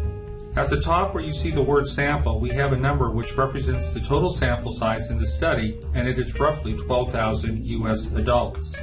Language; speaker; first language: English; native; English